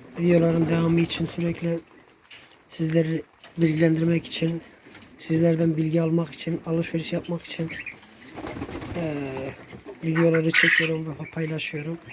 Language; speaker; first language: Turkish; native; Turkish